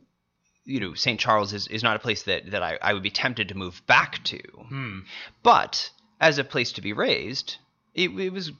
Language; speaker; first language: English; native; English